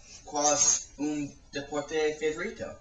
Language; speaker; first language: Spanish; non-native, learner; English